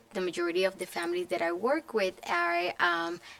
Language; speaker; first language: English; non-native, fluent; Spanish